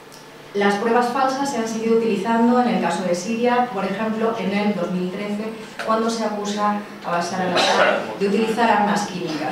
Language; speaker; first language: Spanish; native; Spanish